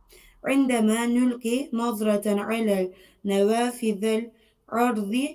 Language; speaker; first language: Arabic; non-native, learner; Turkish